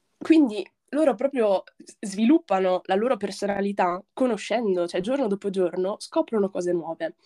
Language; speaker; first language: Italian; early bilingual, other home language; Arabic